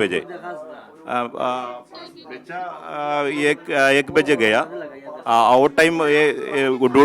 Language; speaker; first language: Hindi; non-native, local second language; Malayalam